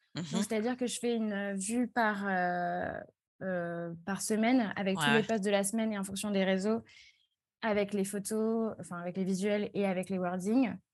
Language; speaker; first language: French; native; French